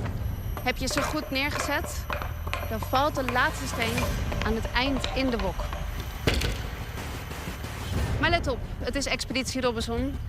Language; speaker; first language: Dutch; native; Dutch